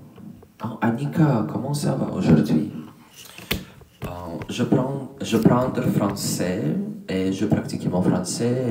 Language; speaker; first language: French; non-native, learner; English